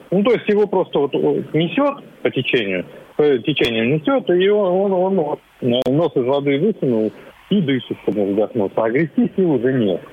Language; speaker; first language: Russian; native; Russian